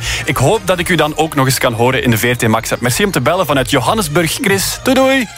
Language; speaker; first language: Dutch; native; Dutch